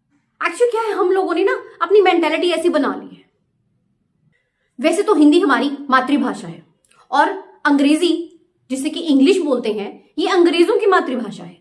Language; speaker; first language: Hindi; native; Hindi